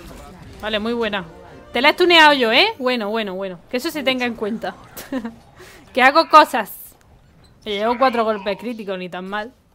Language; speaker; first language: Spanish; native; Spanish